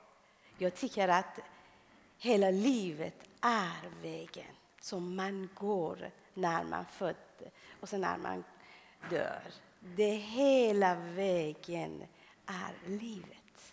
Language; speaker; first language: Swedish; non-native, fluent; Persian